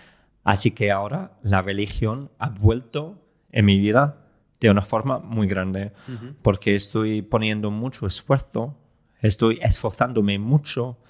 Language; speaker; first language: Spanish; non-native, fluent; English